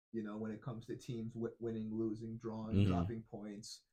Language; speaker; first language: English; native; English